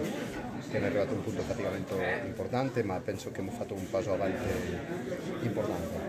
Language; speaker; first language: Italian; non-native, fluent; Spanish